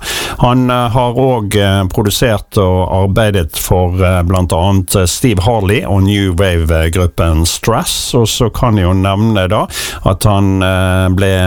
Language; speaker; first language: Norwegian; native; Norwegian